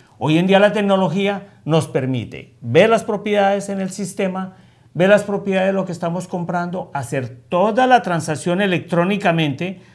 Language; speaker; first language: Spanish; native; Spanish